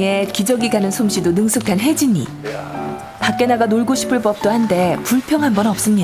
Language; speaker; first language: Korean; native; Korean